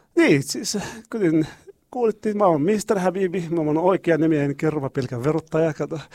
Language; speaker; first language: Finnish; non-native, learner; Arabic